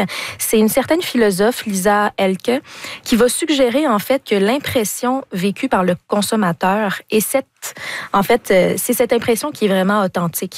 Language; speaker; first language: French; native; French